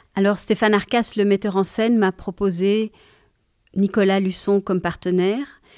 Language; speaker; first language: French; native; French